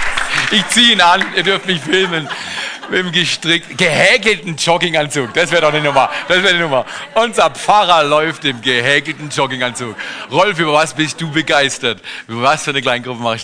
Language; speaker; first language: German; native; German